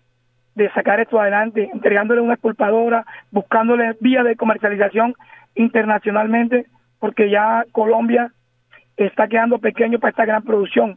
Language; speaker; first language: Spanish; native; Spanish